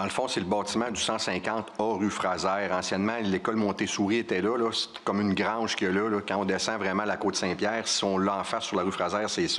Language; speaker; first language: French; native; French